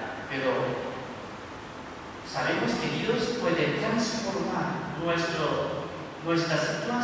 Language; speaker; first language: Spanish; non-native, fluent; Vietnamese